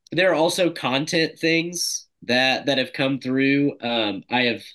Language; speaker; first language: English; native; English